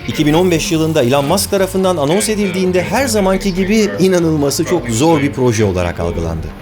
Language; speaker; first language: Turkish; native; Turkish